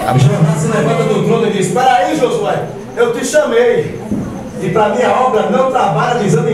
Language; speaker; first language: Portuguese; native; Portuguese